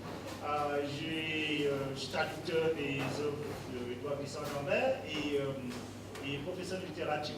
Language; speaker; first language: French; non-native, fluent; English